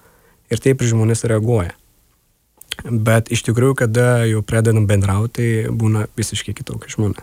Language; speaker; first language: Lithuanian; non-native, fluent; Urdu